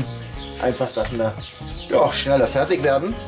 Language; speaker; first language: German; native; German